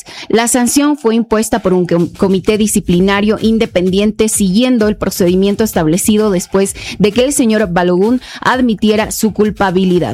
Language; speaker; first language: Spanish; native; Spanish